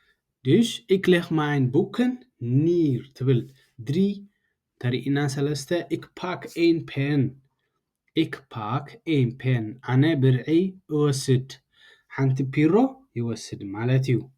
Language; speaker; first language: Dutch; non-native, learner; Tigrinya